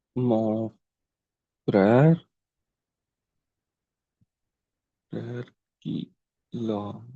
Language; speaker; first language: French; non-native, learner; Telugu